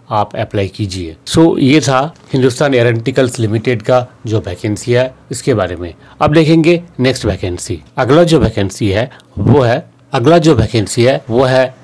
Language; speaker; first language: Hindi; native; Hindi